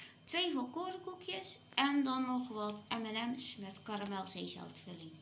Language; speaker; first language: Dutch; native; Dutch